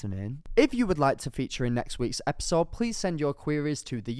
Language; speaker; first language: English; native; English